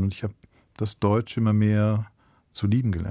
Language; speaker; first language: German; early bilingual, other home language; Italian